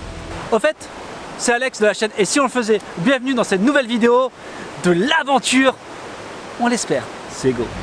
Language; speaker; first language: French; native; French